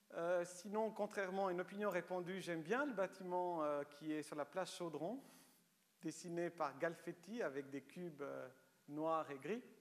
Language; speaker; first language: French; early bilingual, other home language; Romanian